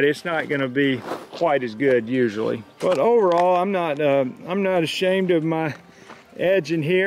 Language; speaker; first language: English; native; English